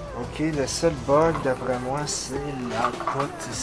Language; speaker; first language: French; native; French